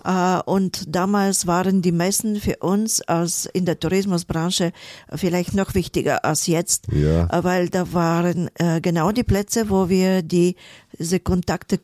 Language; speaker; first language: German; non-native, fluent; Bulgarian